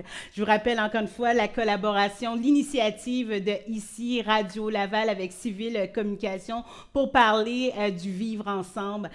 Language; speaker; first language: French; native; French